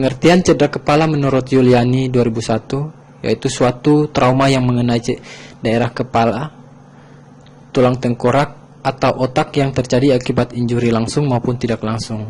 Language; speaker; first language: Indonesian; native; Indonesian